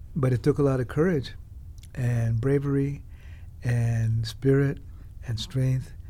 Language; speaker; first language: English; early bilingual, other home language; Spanish